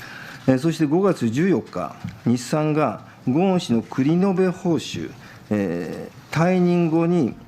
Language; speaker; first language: Japanese; native; Japanese